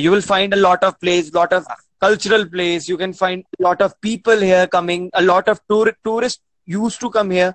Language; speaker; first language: English; non-native, local second language; Hindi